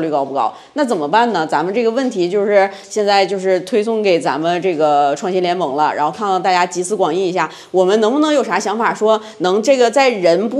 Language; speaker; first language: Chinese; native; Chinese